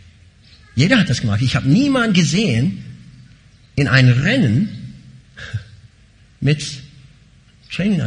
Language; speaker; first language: German; non-native, fluent; English